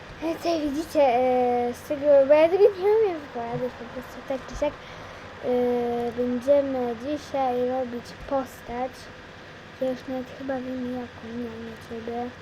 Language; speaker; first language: Polish; native; Polish